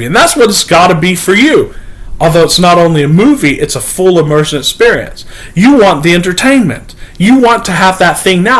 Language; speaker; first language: English; native; English